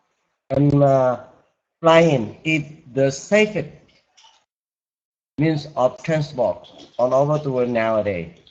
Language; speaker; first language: English; non-native, learner; Vietnamese